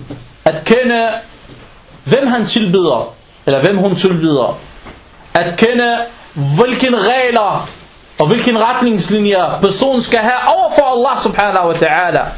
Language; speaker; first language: Danish; non-native, local second language; Arabic